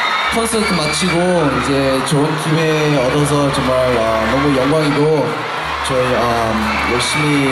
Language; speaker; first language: Korean; non-native, fluent; Thai